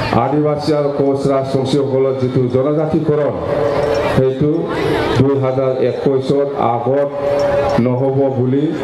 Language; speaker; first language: Assamese; non-native, local second language; Bodo